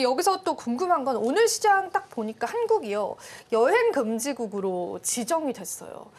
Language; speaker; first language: Korean; native; Korean